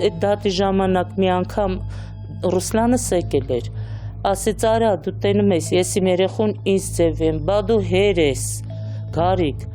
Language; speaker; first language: Armenian; native; Armenian